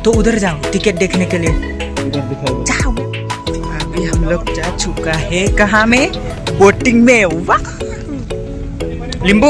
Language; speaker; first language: Hindi; non-native, local second language; Khasi